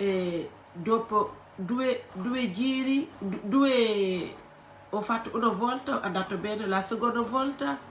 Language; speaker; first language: Italian; non-native, learner; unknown